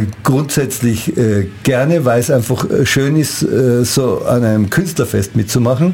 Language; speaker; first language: German; native; German